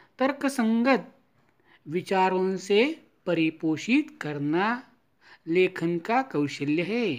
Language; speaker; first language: Hindi; non-native, local second language; Marathi